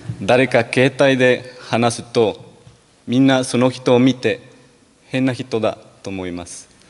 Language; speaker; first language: Japanese; non-native, learner; Spanish